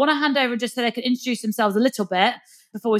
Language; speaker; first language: English; native; English